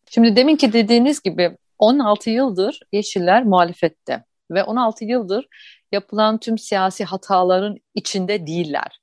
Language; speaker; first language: Turkish; early bilingual, heritage; Turkish